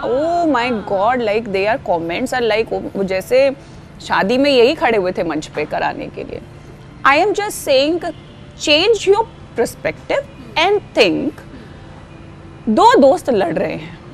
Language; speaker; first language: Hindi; native; Hindi